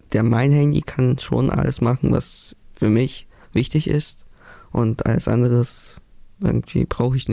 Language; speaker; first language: German; early bilingual, other home language; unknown